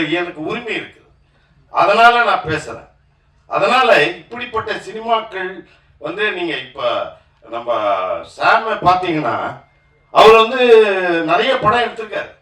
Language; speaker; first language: Tamil; native; Tamil